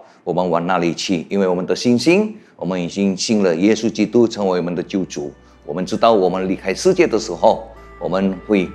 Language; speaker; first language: Chinese; non-native, fluent; Indonesian